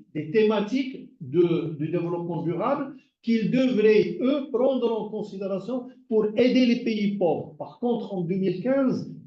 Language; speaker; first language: French; non-native, local second language; Arabic